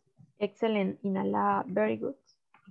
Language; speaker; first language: English; non-native, learner; Spanish